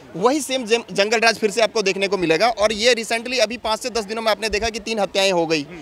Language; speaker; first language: Hindi; native; Hindi